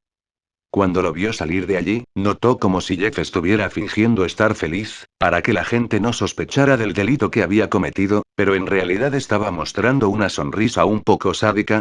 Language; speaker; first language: Spanish; native; Spanish